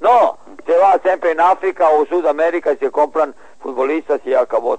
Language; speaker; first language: Spanish; non-native, learner; Serbian